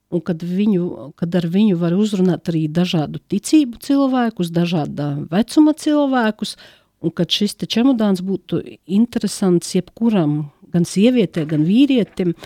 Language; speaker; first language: Latvian; native; Latvian